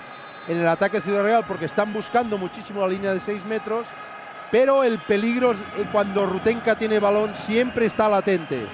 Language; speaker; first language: Spanish; native; Spanish